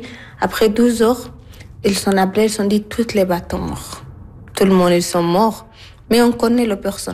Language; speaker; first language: French; non-native, learner; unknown